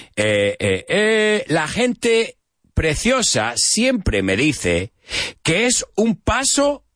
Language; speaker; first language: Spanish; non-native, fluent; English